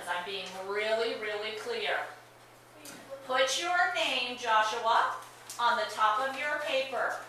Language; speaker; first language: English; native; English